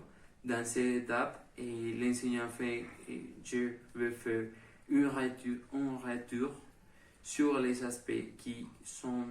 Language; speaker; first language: French; non-native, learner; Spanish